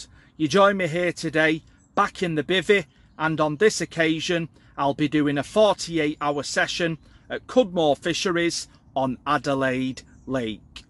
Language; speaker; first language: English; native; English